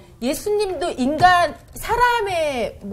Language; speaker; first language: Korean; native; Korean